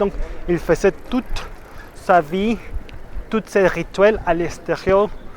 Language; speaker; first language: French; non-native, fluent; Spanish